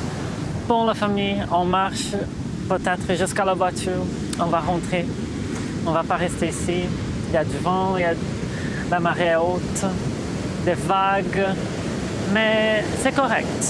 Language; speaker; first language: French; non-native, fluent; Portuguese